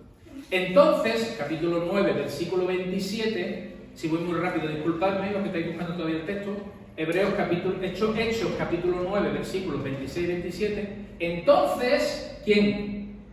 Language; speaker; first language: Spanish; native; Spanish